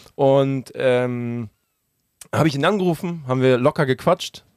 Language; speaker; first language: German; early bilingual, other home language; Russian